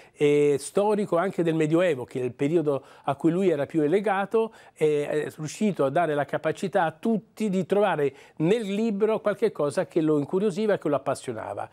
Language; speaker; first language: Italian; native; Italian